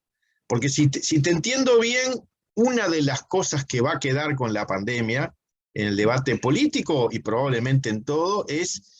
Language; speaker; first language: Spanish; native; Spanish